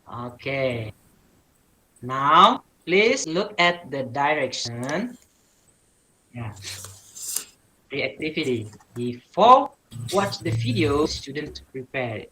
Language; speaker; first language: English; non-native, learner; Indonesian